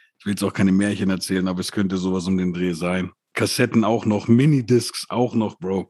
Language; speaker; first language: German; native; German